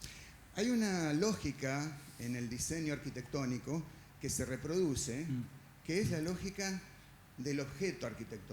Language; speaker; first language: Spanish; native; Spanish